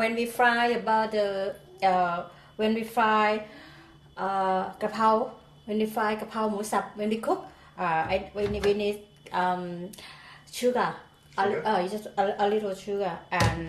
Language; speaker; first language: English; non-native, learner; Thai